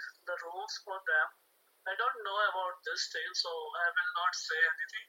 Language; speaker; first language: English; non-native, local second language; Hindi